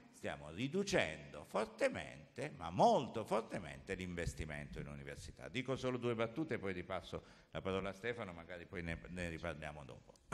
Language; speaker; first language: Italian; native; Italian